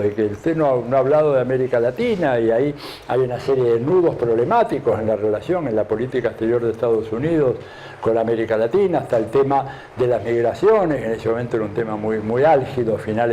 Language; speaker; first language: Spanish; native; Spanish